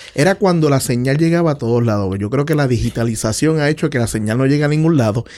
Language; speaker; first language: Spanish; native; Spanish